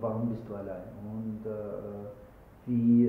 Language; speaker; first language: German; non-native, learner; Arabic